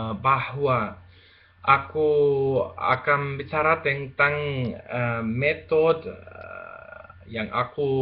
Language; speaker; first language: Indonesian; non-native, learner; Spanish